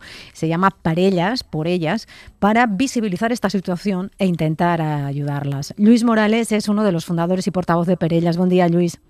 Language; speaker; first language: Spanish; native; Spanish